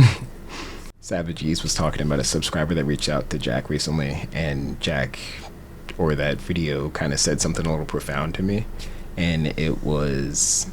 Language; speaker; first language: English; native; English